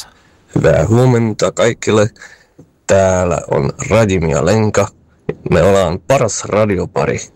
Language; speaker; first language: Finnish; non-native, fluent; Czech